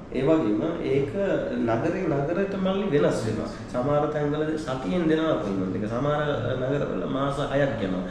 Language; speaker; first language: Sinhala; non-native, local second language; Tamil